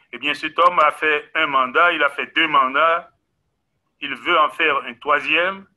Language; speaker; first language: French; non-native, local second language; Ewe